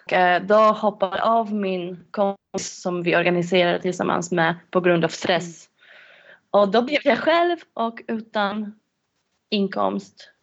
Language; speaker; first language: Swedish; non-native, fluent; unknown